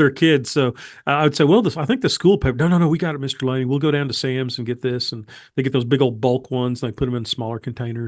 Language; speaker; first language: English; native; English